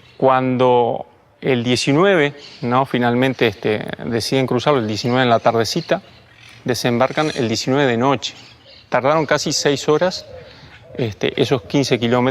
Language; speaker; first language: Spanish; native; Spanish